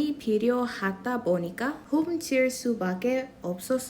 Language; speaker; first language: Korean; non-native, fluent; English